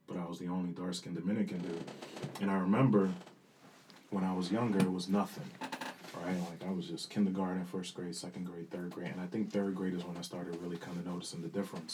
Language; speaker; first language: English; early bilingual, other home language; Spanish